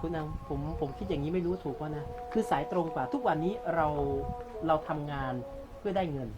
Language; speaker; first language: Thai; native; Thai